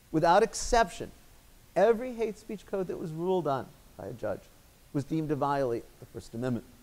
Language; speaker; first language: English; native; English